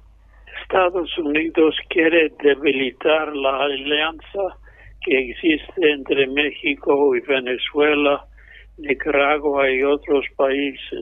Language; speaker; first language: Spanish; non-native, fluent; English